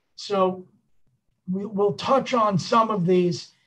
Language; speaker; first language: English; native; English